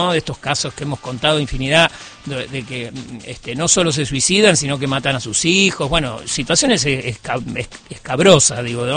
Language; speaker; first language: Spanish; native; Spanish